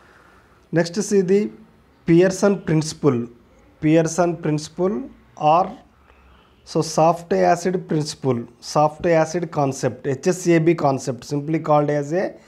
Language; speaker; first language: English; non-native, local second language; Telugu